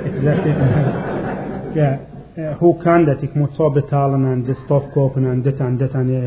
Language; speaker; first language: Dutch; non-native, learner; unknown